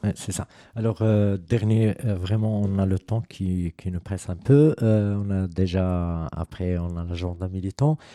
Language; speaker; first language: French; non-native, fluent; Arabic